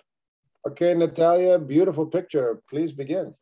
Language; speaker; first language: English; native; English